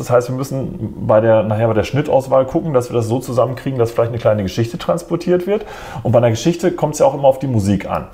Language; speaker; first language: German; native; German